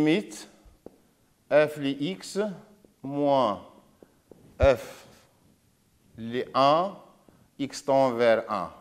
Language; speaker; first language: French; non-native, local second language; Arabic